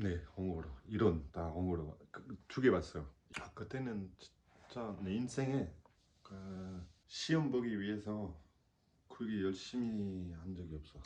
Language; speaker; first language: Korean; non-native, learner; French